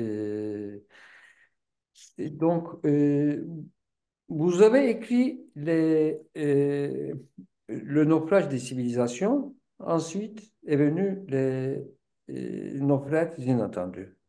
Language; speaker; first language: French; non-native, fluent; Turkish